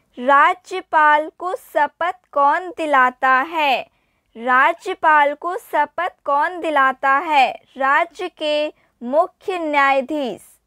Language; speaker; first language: Hindi; native; Hindi